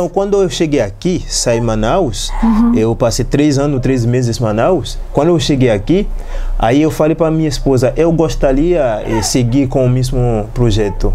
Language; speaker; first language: Portuguese; non-native, learner; Haitian Creole